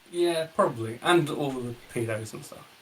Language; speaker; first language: English; native; English